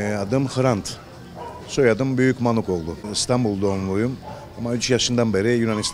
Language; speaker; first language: Turkish; early bilingual, heritage; Turkish